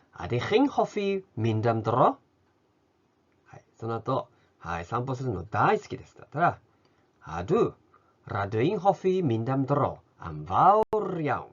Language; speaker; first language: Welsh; non-native, fluent; Japanese